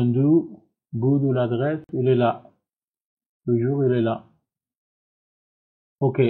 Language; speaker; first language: French; non-native, learner; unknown